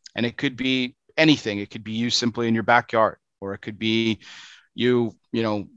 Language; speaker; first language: English; native; English